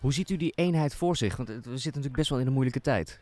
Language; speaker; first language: Dutch; native; Dutch